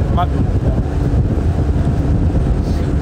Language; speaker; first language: Arabic; non-native, learner; Pashto